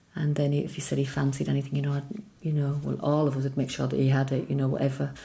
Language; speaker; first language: English; early bilingual, other home language; Irish